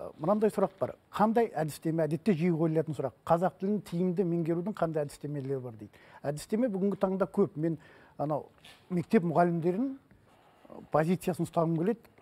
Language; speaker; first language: Kazakh; non-native, local second language; Russian